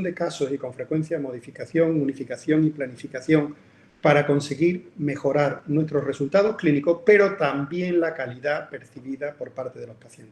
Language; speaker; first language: Spanish; native; Spanish